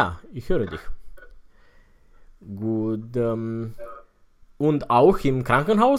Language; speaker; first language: German; non-native, fluent; Romanian